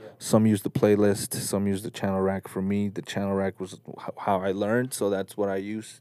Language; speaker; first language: English; early bilingual, other home language; Spanish